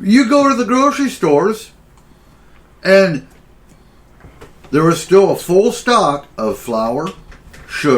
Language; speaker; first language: English; native; English